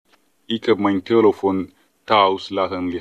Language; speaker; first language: Dutch; non-native, fluent; Tigrinya